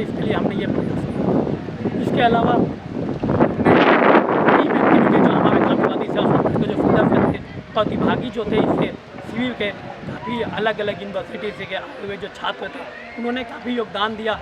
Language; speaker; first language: Hindi; native; Hindi